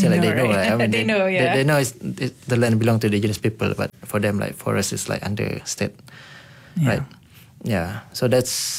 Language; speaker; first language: English; non-native, local second language; Iban